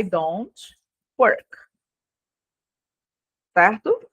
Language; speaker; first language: English; non-native, fluent; Portuguese